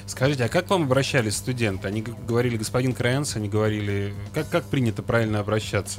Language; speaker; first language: Russian; native; Russian